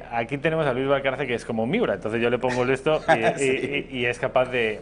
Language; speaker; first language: Spanish; native; Spanish